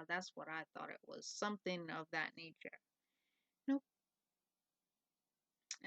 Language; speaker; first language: English; native; English